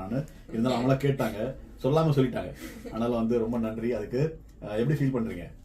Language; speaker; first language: Tamil; native; Tamil